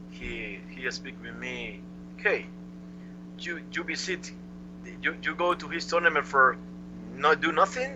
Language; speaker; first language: English; non-native, learner; Spanish